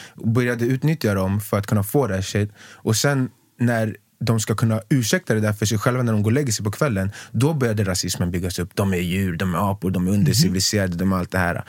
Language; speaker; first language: Swedish; early bilingual, other home language; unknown